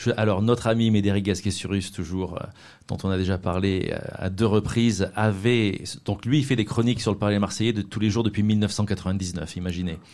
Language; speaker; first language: French; native; French